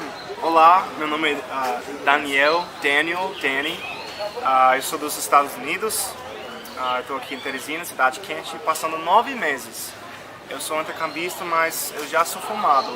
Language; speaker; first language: Portuguese; non-native, fluent; English